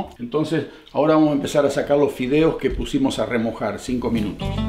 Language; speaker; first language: Spanish; native; Spanish